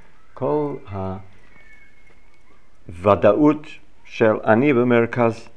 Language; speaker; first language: Hebrew; non-native, fluent; English